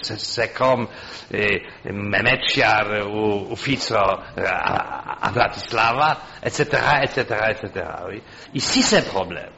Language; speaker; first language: French; non-native, fluent; Polish